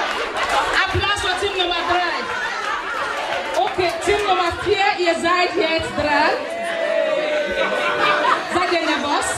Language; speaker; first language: German; non-native, fluent; Igbo